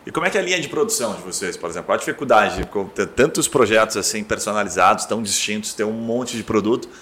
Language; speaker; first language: Portuguese; native; Portuguese